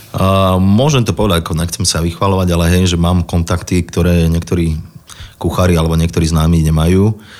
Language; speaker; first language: Slovak; native; Slovak